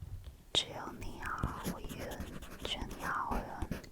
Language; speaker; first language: Chinese; non-native, learner; Korean